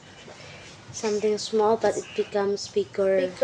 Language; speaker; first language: English; non-native, learner; Indonesian